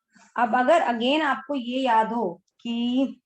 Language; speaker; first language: Hindi; native; Hindi